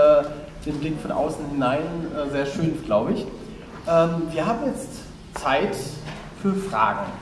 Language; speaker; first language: German; native; German